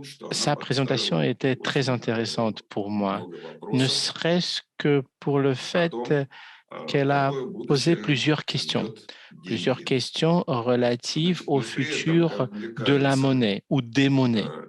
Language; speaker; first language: French; non-native, fluent; Russian